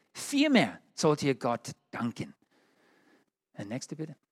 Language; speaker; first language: German; non-native, learner; English